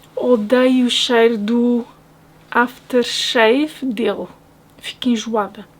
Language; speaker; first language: Portuguese; native; Portuguese